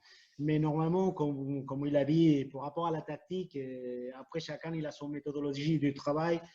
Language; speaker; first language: French; non-native, fluent; Spanish